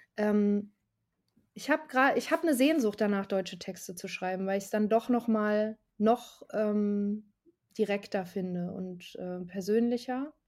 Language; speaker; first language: German; native; German